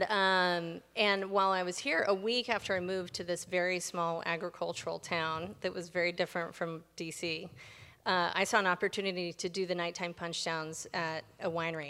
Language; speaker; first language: English; native; English